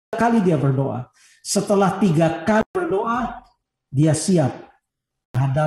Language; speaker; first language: Indonesian; native; Indonesian